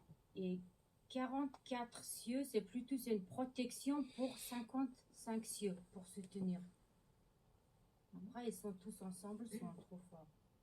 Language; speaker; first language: French; non-native, learner; Mongolian